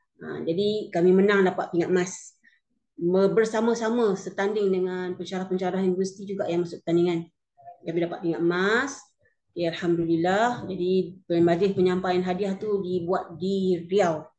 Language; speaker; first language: Malay; native; Malay